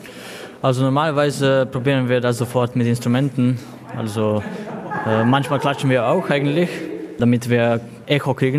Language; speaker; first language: German; non-native, fluent; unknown